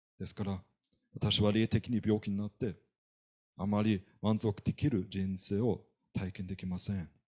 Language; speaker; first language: Japanese; non-native, fluent; German